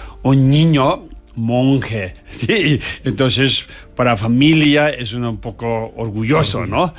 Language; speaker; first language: Spanish; non-native, learner; Tibetan